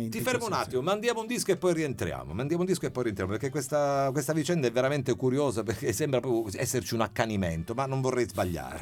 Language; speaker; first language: Italian; native; Italian